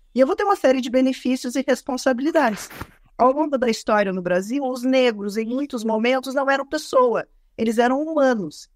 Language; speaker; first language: Portuguese; native; Portuguese